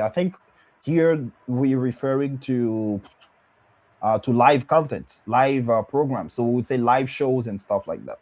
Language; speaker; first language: English; non-native, fluent; French